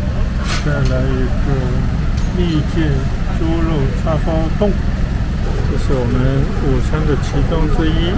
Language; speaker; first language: Chinese; native; Chinese